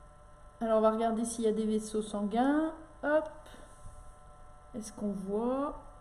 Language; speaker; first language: French; native; French